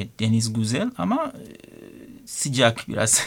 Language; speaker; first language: Turkish; non-native, learner; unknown